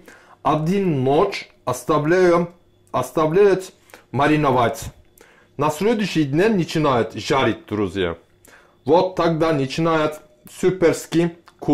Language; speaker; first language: Russian; non-native, learner; Turkish